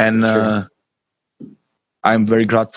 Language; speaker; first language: English; non-native, learner; Czech